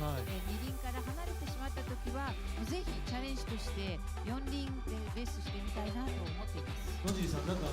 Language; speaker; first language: Japanese; native; Japanese